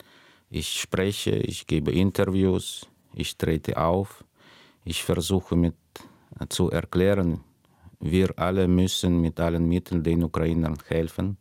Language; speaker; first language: German; non-native, fluent; Russian